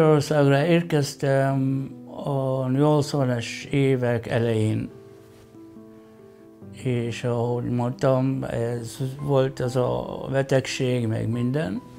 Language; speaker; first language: Hungarian; non-native, fluent; Arabic